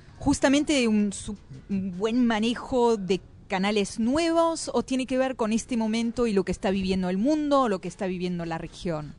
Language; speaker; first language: Spanish; non-native, fluent; French